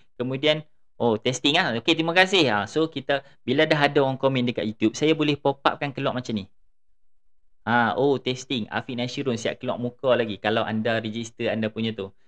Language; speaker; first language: Malay; native; Malay